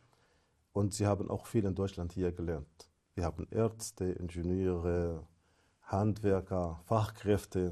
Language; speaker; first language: German; non-native, fluent; Arabic